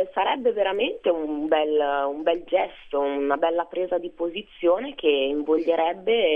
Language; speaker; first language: Italian; early bilingual, other home language; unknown